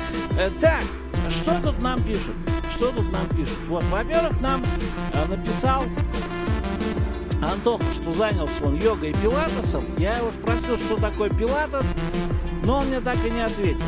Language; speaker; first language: Russian; native; Russian